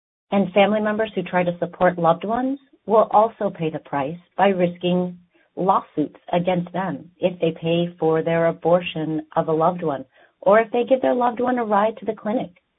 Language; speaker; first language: English; early bilingual, other home language; Spanish